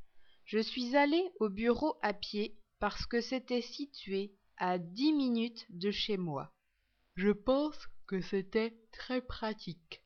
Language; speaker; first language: French; non-native, learner; English